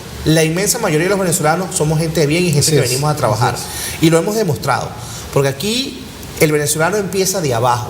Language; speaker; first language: Spanish; native; Spanish